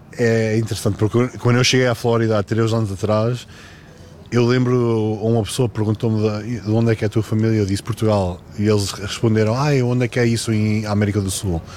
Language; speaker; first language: Portuguese; early bilingual, heritage; Portuguese